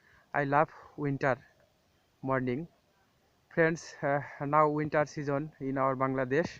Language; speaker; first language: English; non-native, learner; Bangla